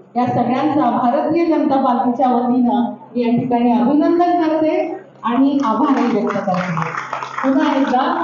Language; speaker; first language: Marathi; native; Marathi